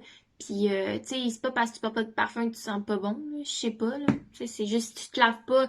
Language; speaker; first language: French; native; French